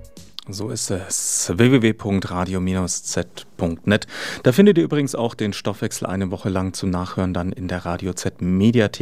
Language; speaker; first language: German; native; German